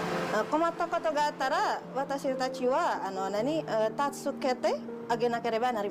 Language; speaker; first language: Japanese; non-native, learner; Indonesian